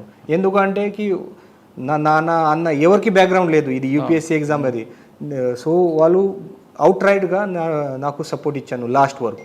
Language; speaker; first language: Telugu; non-native, learner; Marathi